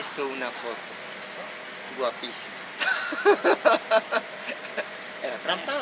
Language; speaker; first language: Spanish; non-native, fluent; Korean